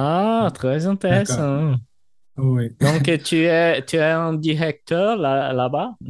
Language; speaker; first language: French; non-native, learner; Portuguese